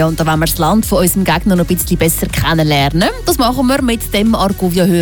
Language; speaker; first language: German; native; German